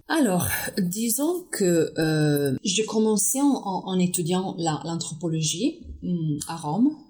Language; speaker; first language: French; non-native, fluent; Italian